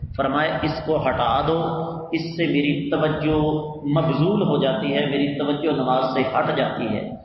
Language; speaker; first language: Urdu; non-native, local second language; Punjabi